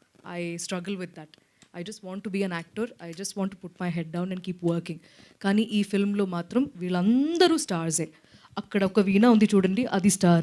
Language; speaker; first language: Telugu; non-native, local second language; Malayalam